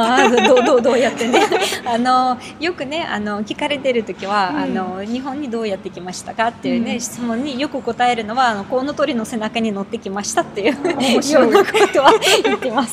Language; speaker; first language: Japanese; non-native, fluent; Russian